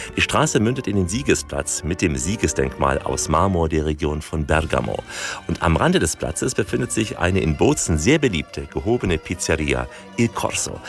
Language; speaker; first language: German; native; German